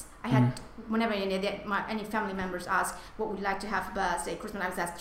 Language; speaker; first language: English; non-native, fluent; Hungarian